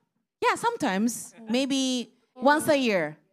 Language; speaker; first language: English; non-native, learner; Japanese